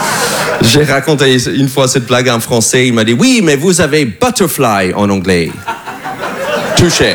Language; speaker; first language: French; non-native, fluent; English